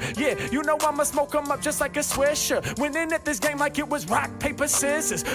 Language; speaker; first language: English; native; English